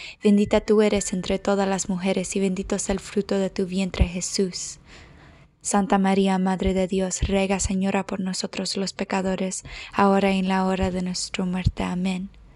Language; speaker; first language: Spanish; early bilingual, heritage; Spanish